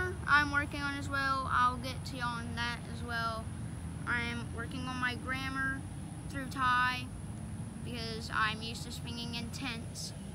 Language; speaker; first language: English; native; English